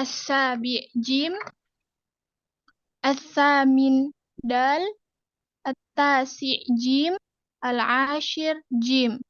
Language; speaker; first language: Arabic; non-native, learner; Indonesian